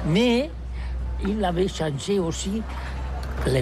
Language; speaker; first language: French; non-native, learner; Catalan